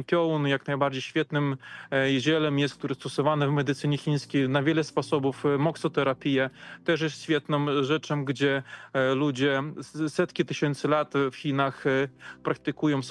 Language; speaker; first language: Polish; native; Polish